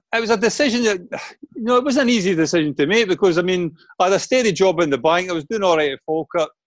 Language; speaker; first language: English; native; English